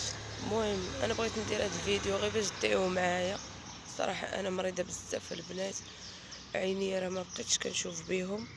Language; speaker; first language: Arabic; native; Arabic